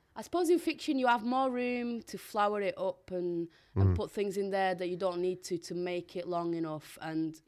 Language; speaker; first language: English; non-native, local second language; Portuguese